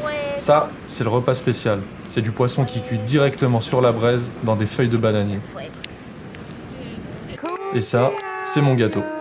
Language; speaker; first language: French; native; French